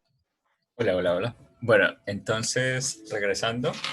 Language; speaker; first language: Spanish; native; Spanish